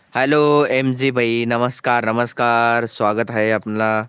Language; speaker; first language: Hindi; non-native, local second language; Marathi